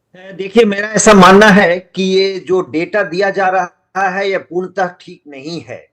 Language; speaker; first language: Hindi; non-native, local second language; Magahi